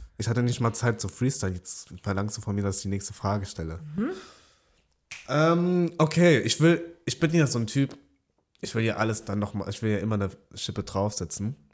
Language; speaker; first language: German; early bilingual, other home language; Vietnamese